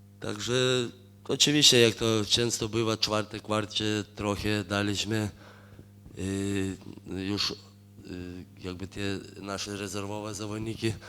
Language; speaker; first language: Polish; non-native, fluent; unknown